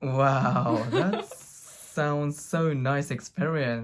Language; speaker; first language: English; non-native, learner; Japanese